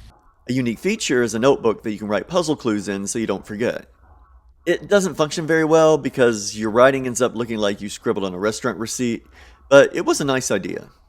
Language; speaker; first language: English; native; English